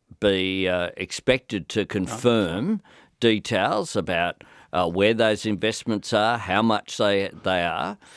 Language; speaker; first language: English; native; English